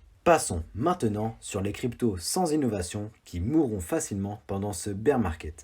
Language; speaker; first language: French; native; French